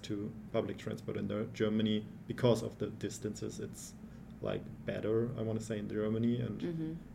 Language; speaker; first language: English; non-native, fluent; German